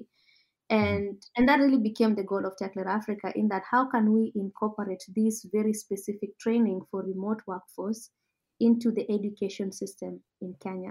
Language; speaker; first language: English; non-native, local second language; Kalenjin